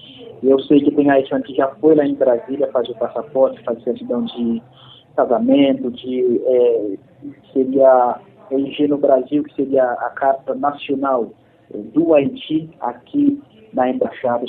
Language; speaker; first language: Portuguese; non-native, fluent; Haitian Creole